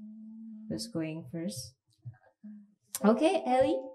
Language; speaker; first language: English; non-native, fluent; Indonesian